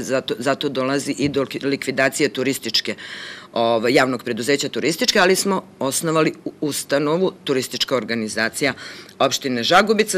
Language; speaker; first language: Serbian; native; Serbian